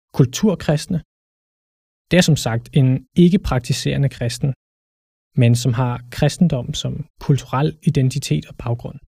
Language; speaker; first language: Danish; native; Danish